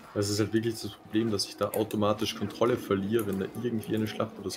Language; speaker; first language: German; native; German